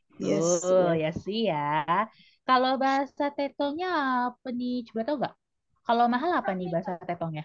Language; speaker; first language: Indonesian; native; Indonesian